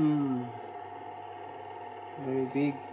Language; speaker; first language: English; non-native, learner; Japanese